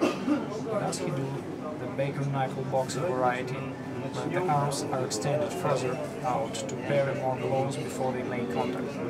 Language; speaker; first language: English; non-native, fluent; Russian